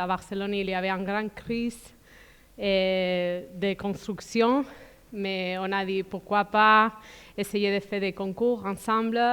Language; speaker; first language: French; non-native, fluent; Spanish